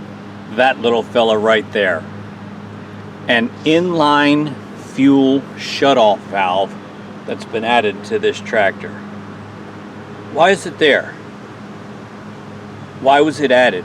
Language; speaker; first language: English; native; English